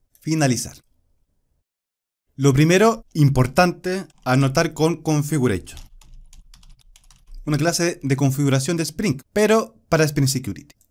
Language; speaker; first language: Spanish; native; Spanish